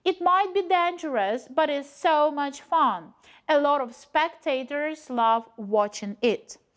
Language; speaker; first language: English; non-native, fluent; Ukrainian